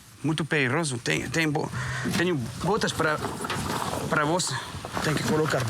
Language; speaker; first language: Portuguese; non-native, learner; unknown